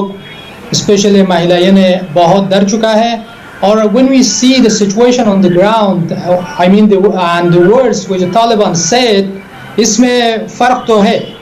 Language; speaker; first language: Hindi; non-native, fluent; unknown